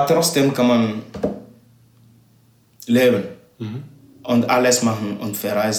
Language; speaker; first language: German; non-native, learner; Ewe